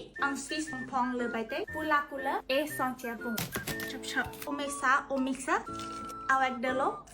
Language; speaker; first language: French; non-native, learner; Thai